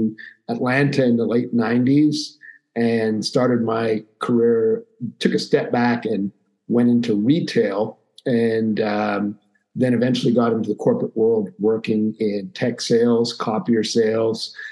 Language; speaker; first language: English; native; English